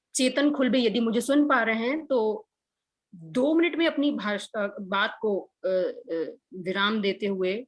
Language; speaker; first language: Hindi; non-native, local second language; Gujarati